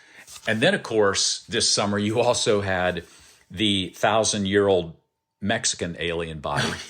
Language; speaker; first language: English; native; English